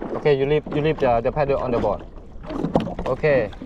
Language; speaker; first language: English; non-native, learner; Thai